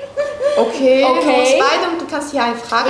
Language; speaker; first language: German; non-native, learner; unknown